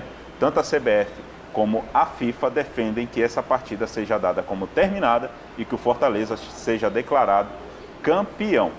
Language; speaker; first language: Portuguese; native; Portuguese